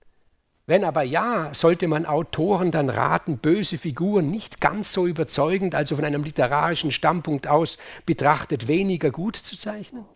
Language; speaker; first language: German; native; German